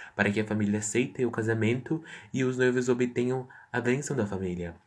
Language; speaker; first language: Portuguese; non-native, fluent; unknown